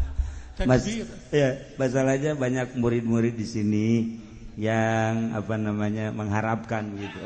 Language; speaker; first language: Indonesian; non-native, local second language; Sundanese